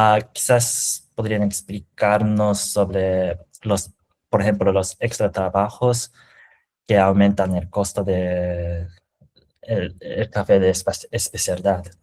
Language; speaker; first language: Spanish; non-native, fluent; Japanese